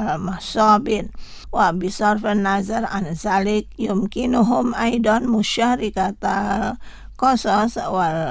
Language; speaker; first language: Arabic; non-native, fluent; Indonesian